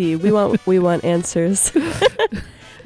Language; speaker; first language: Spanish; early bilingual, heritage; Spanish